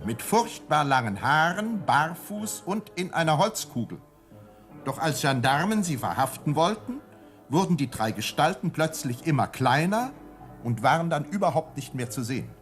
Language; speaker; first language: German; native; German